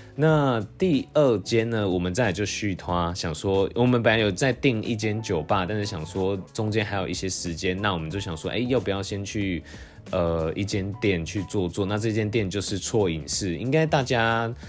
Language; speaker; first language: Chinese; native; Chinese